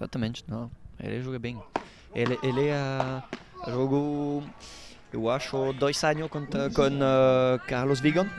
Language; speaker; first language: Portuguese; non-native, learner; French